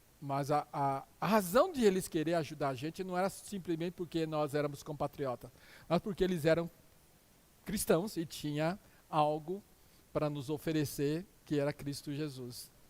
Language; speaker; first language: Portuguese; early bilingual, other home language; Min Nan Chinese